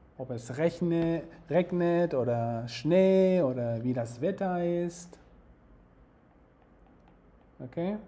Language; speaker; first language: German; non-native, fluent; Spanish